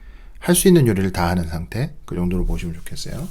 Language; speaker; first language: Korean; native; Korean